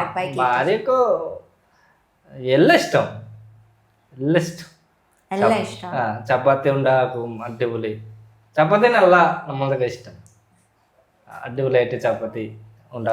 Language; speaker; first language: Malayalam; non-native, local second language; Bangla